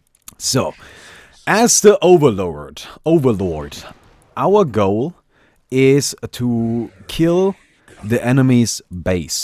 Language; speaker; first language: English; non-native, fluent; German